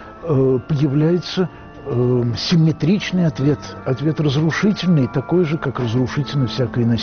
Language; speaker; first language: Russian; native; Russian